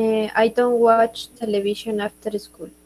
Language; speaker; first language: English; non-native, learner; Spanish